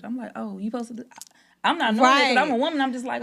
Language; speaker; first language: English; native; English